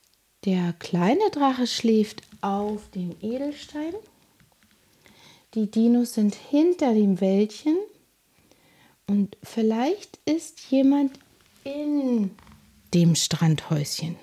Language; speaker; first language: German; native; German